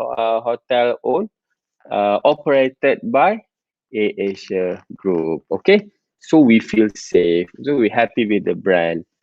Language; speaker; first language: English; non-native, local second language; Malay